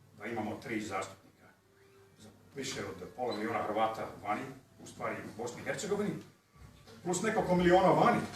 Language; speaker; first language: Bosnian; early bilingual, heritage; Croatian